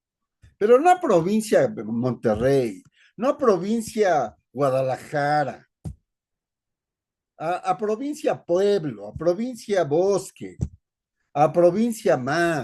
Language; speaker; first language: Spanish; native; Spanish